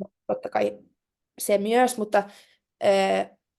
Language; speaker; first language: Finnish; non-native, local second language; Swedish